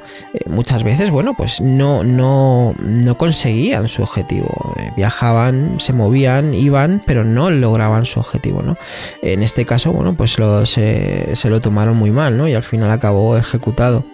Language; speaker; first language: Spanish; native; Spanish